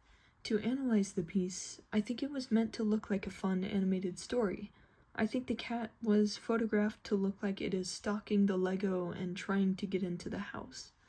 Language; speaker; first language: English; native; English